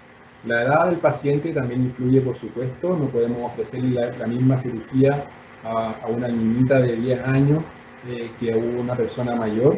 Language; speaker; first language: Spanish; native; Spanish